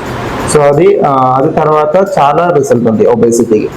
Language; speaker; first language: Telugu; non-native, learner; Malayalam